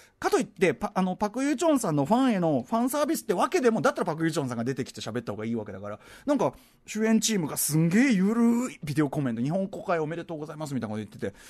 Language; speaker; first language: Japanese; native; Japanese